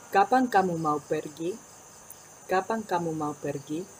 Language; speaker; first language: Indonesian; non-native, fluent; Spanish